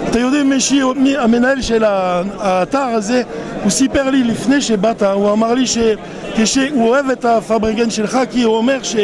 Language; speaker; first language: Hebrew; non-native, learner; French